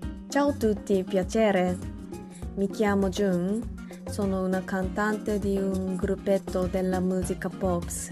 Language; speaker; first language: Italian; non-native, learner; Japanese